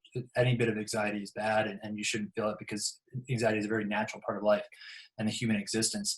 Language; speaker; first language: English; native; English